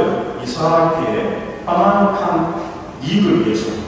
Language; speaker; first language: Korean; native; Korean